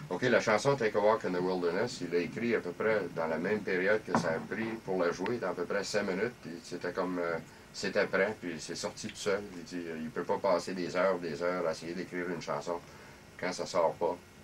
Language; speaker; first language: French; non-native, local second language; English